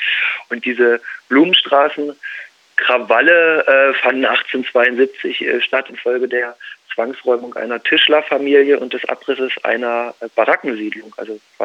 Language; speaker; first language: German; native; German